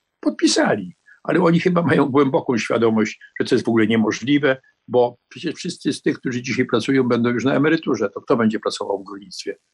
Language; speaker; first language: Polish; native; Polish